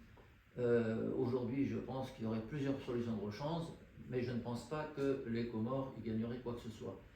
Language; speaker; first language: French; native; French